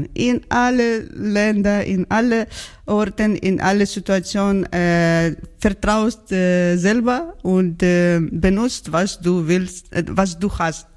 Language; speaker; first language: German; non-native, learner; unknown